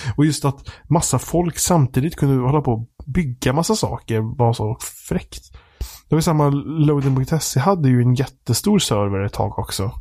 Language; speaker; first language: Swedish; native; Swedish